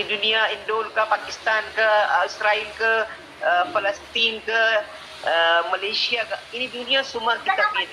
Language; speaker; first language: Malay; non-native, learner; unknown